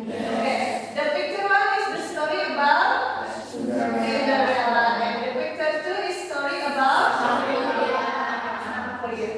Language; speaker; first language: English; non-native, learner; Indonesian